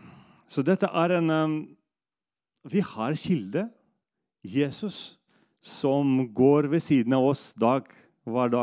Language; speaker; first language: Norwegian; non-native, fluent; Russian